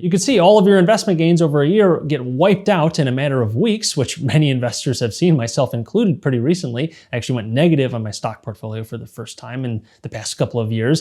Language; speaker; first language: English; native; English